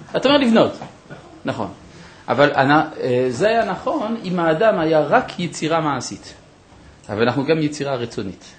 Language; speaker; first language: Hebrew; non-native, fluent; French